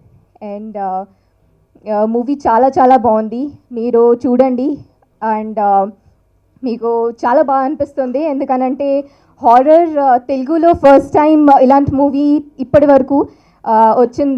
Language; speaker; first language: Telugu; non-native, learner; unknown